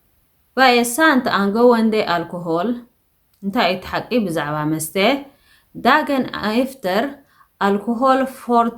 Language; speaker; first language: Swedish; non-native, fluent; Tigrinya